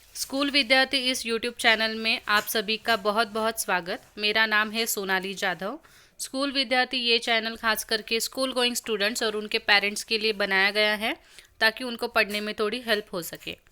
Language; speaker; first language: Hindi; non-native, local second language; Marathi